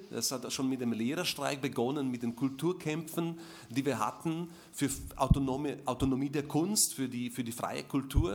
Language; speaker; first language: German; non-native, fluent; Slovak